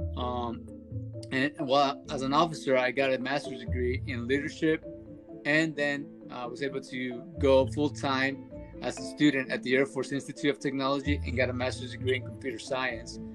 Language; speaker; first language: English; early bilingual, other home language; Spanish